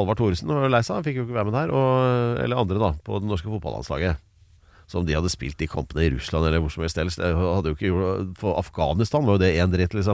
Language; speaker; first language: Norwegian; native; Norwegian